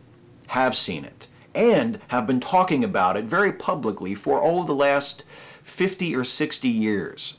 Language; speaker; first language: English; native; English